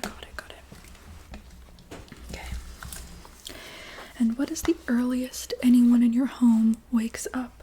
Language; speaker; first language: English; native; English